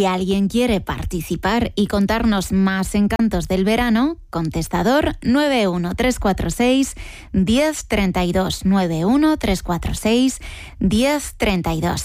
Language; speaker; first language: Spanish; native; Spanish